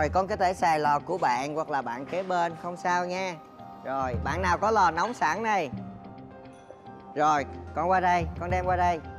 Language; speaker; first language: Vietnamese; native; Vietnamese